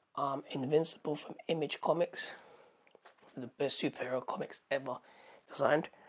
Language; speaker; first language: English; native; English